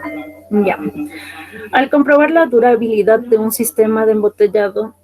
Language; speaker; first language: Spanish; native; Spanish